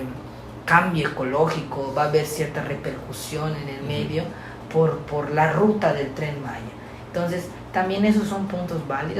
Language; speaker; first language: Spanish; native; Spanish